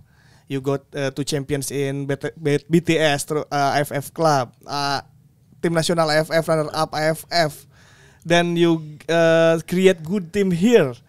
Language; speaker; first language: English; non-native, learner; Indonesian